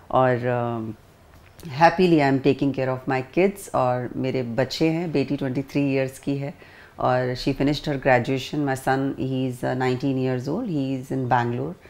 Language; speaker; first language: Hindi; native; Hindi